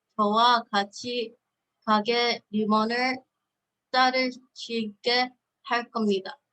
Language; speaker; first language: Korean; early bilingual, heritage; Korean